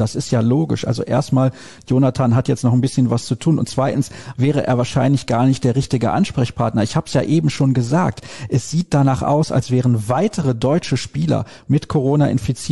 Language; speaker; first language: German; native; German